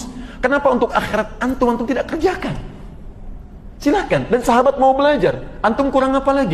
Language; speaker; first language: Indonesian; native; Indonesian